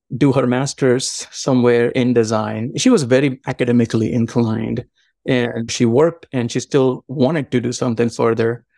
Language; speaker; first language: English; non-native, local second language; Marathi